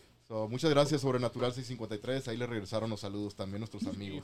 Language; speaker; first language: Spanish; native; Spanish